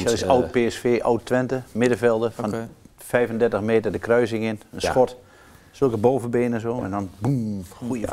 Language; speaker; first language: Dutch; native; Dutch